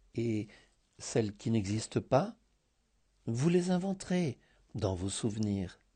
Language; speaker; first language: French; early bilingual, heritage; Greek